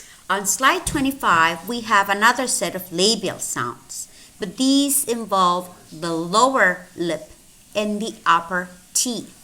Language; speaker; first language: English; non-native, fluent; Spanish